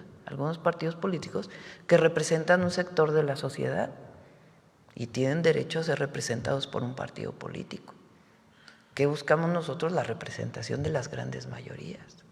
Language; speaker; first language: Spanish; native; Spanish